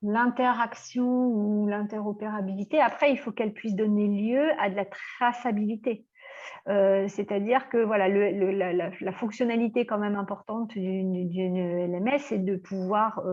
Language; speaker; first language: French; native; French